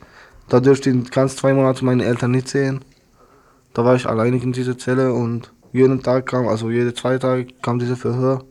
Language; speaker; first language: German; non-native, learner; Arabic